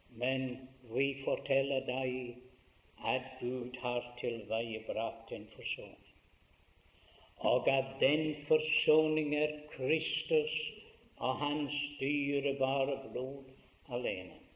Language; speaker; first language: Norwegian; early bilingual, heritage; Norwegian